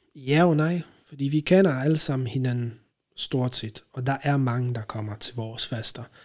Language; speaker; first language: Danish; non-native, fluent; Polish